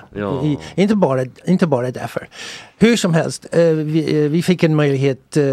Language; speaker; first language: Swedish; early bilingual, other home language; English